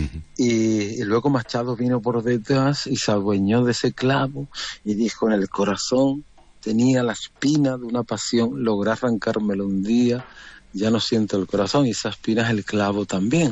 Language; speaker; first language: Spanish; native; Spanish